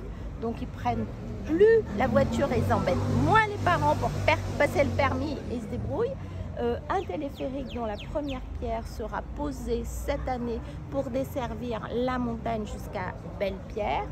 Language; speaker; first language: French; native; French